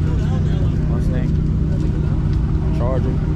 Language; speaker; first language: English; native; English